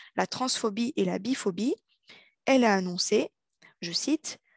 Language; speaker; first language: French; native; French